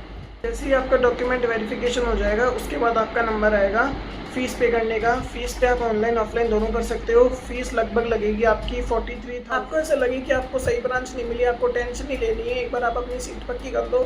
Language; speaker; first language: Hindi; native; Hindi